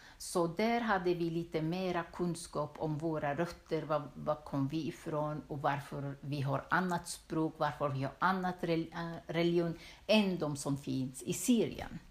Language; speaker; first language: Swedish; non-native, fluent; Turoyo